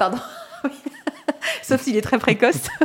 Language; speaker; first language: French; native; French